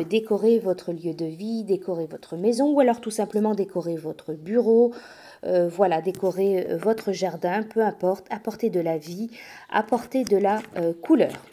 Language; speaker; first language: French; native; French